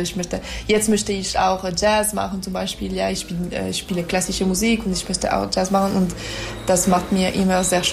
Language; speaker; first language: German; non-native, fluent; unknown